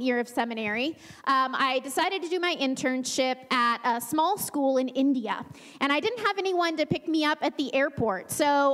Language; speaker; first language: English; native; English